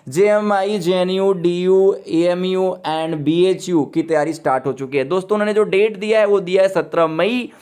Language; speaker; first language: Hindi; native; Hindi